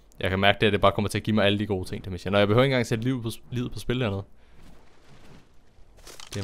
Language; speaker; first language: Danish; native; Danish